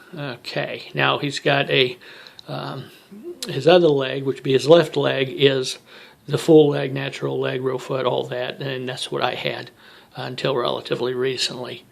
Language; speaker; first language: English; native; English